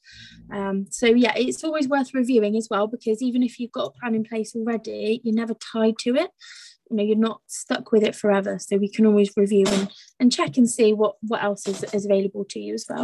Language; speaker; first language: English; native; English